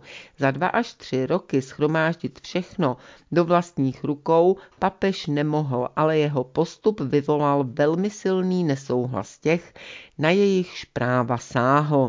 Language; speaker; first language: Czech; native; Czech